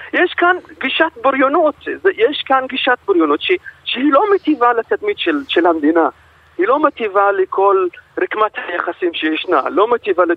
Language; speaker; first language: Hebrew; non-native, local second language; Arabic